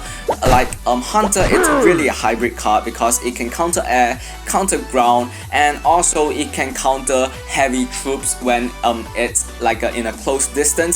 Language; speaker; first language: English; non-native, fluent; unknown